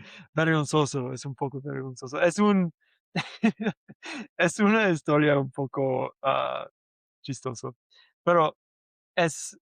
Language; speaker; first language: Spanish; non-native, learner; English